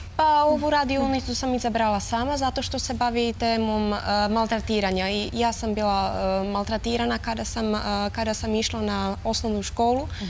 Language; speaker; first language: Bosnian; non-native, fluent; Czech